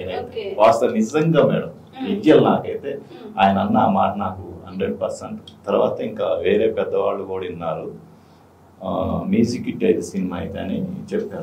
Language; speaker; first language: Telugu; native; Telugu